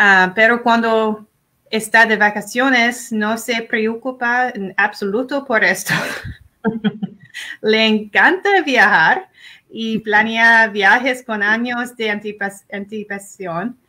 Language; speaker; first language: Spanish; non-native, learner; English